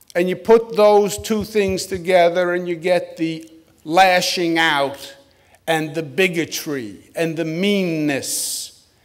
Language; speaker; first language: English; native; English